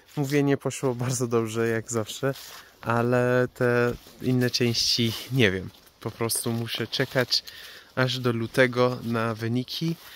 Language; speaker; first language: Polish; non-native, fluent; Persian